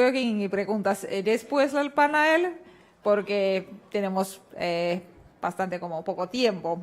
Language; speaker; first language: Spanish; non-native, fluent; Finnish